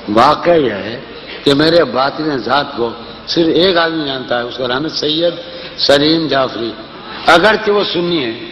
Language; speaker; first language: Urdu; native; Urdu